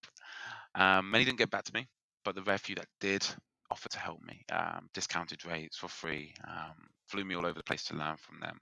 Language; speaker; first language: English; native; English